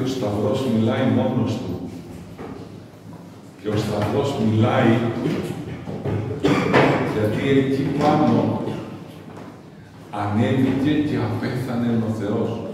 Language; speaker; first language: Greek; native; Greek